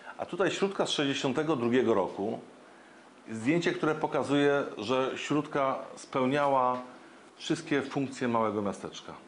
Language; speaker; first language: Polish; native; Polish